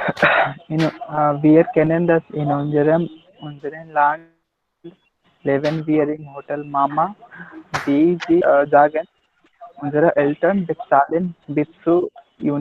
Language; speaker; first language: German; non-native, learner; Hindi